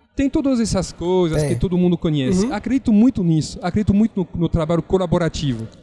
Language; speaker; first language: Portuguese; non-native, fluent; French